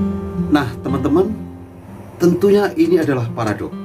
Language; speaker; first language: Indonesian; native; Indonesian